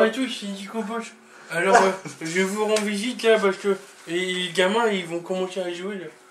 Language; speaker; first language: French; native; French